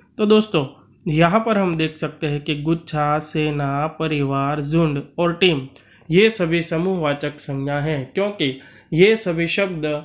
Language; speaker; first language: Hindi; non-native, local second language; Gujarati